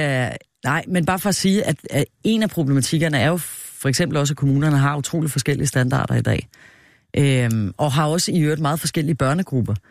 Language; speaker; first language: Danish; native; Danish